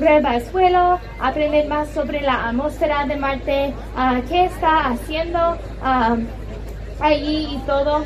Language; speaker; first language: Spanish; non-native, learner; English